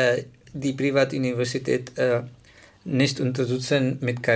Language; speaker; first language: German; non-native, learner; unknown